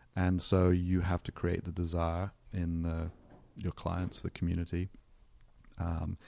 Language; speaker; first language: English; native; English